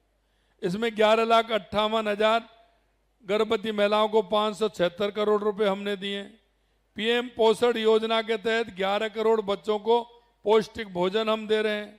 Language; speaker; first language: Hindi; native; Hindi